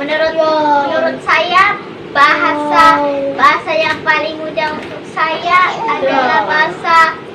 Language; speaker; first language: Indonesian; early bilingual, heritage; Indonesian